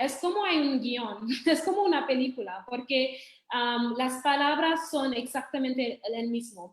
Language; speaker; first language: Spanish; non-native, fluent; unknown